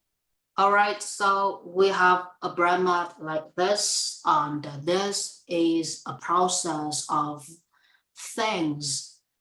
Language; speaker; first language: English; non-native, fluent; Vietnamese